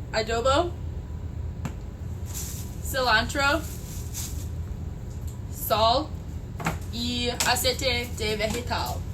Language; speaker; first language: Spanish; non-native, learner; English